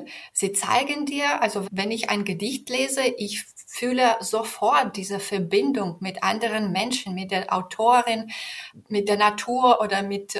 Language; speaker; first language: German; non-native, fluent; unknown